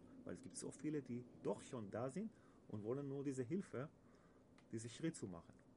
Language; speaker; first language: German; non-native, learner; Hebrew